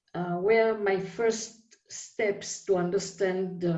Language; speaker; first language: English; non-native, fluent; Hebrew